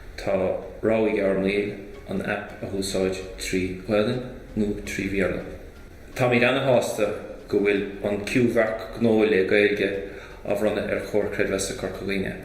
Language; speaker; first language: Irish; native; Irish